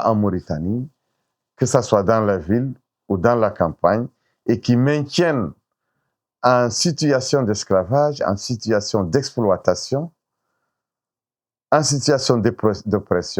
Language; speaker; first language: French; non-native, local second language; Arabic